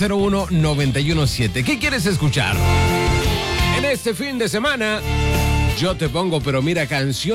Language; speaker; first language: Spanish; native; Spanish